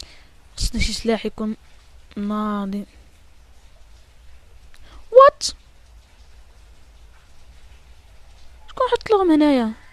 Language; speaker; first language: Arabic; native; Arabic